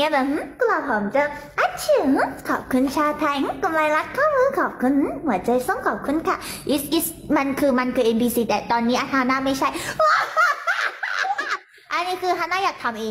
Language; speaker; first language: Thai; early bilingual, other home language; Korean